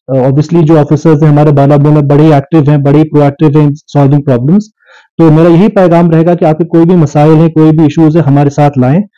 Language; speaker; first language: Hindi; non-native, local second language; Sherpa